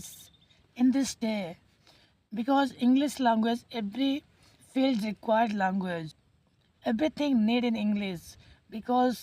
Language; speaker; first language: English; non-native, learner; Hindi